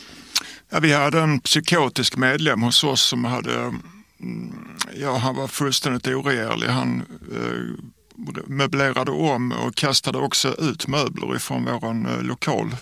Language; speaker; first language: Swedish; native; Swedish